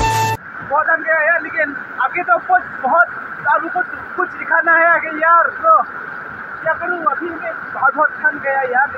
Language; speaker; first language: Hindi; non-native, local second language; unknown